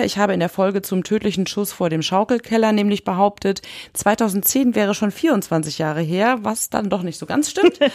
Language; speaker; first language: German; native; German